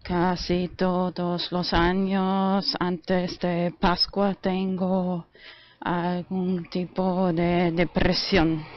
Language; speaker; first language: Spanish; non-native, fluent; German